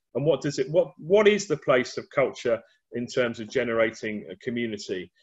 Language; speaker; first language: English; native; English